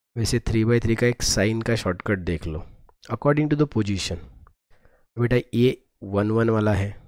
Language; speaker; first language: Hindi; non-native, local second language; Marathi